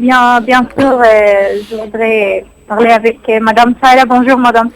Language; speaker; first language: French; non-native, learner; Arabic